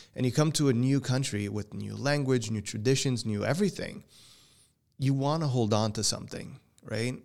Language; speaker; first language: English; non-native, fluent; Portuguese